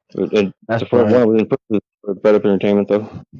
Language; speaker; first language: English; native; English